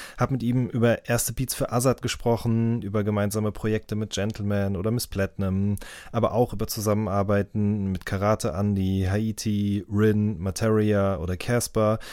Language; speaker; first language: German; native; German